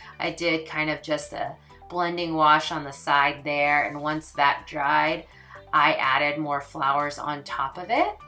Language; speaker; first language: English; native; English